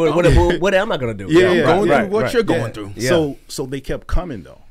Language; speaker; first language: English; native; English